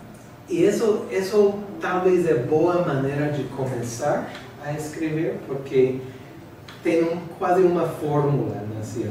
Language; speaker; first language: Portuguese; non-native, fluent; English